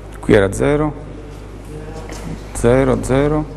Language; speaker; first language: Italian; native; Italian